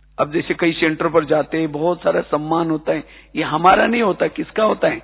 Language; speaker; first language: Hindi; non-native, local second language; Marathi